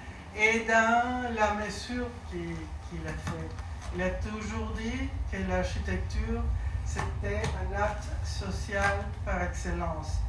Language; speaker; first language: French; non-native, learner; Spanish